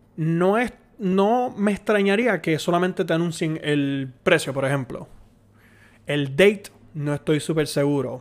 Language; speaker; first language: Spanish; native; Spanish